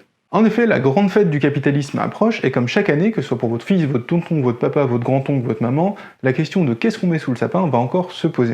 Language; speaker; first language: French; native; French